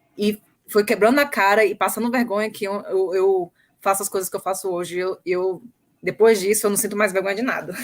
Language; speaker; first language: Portuguese; native; Portuguese